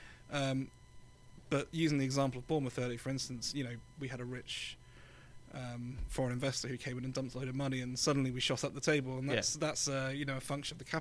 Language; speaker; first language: English; native; English